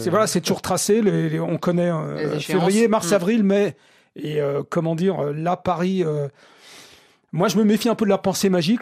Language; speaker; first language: French; native; French